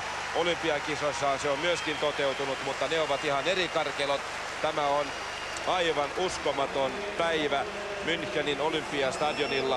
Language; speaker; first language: Finnish; native; Finnish